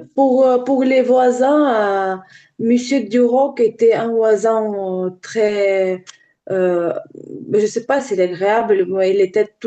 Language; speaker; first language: French; non-native, learner; Ukrainian